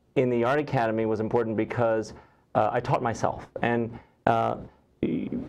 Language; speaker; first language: English; native; English